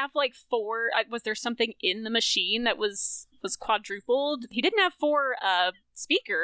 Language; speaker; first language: English; native; English